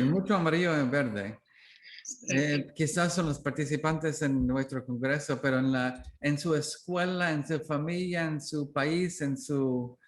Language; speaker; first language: Spanish; non-native, learner; English